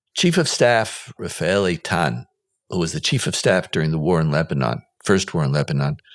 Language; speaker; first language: English; non-native, fluent; Hebrew